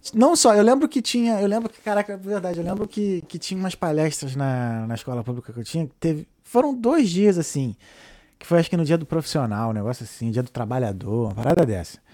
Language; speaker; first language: Portuguese; native; Portuguese